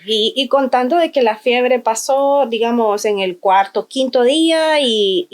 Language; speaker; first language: Spanish; native; Spanish